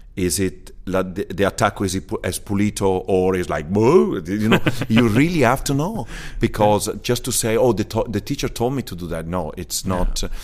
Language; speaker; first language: English; early bilingual, other home language; Italian